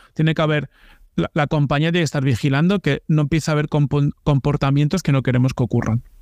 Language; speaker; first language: Spanish; native; Spanish